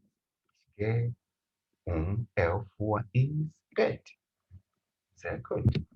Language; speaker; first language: German; non-native, fluent; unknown